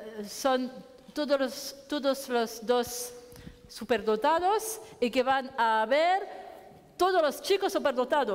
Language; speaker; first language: Spanish; non-native, learner; French